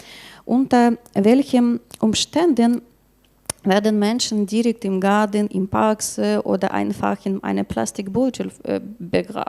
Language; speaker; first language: German; non-native, learner; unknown